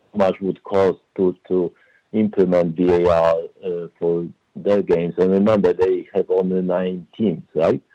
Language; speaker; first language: English; non-native, fluent; Polish